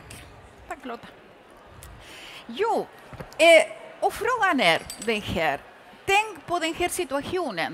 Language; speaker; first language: Swedish; early bilingual, other home language; Spanish